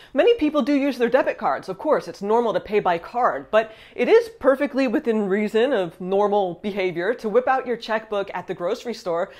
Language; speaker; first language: English; native; English